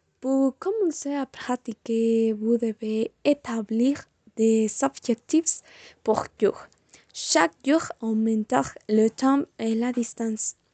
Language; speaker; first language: French; non-native, learner; Spanish